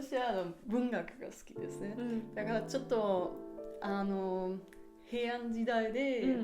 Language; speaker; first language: Japanese; non-native, learner; German